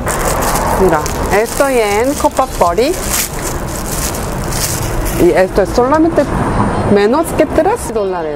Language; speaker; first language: Spanish; non-native, learner; Korean